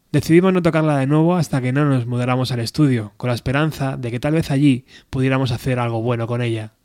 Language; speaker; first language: Spanish; native; Spanish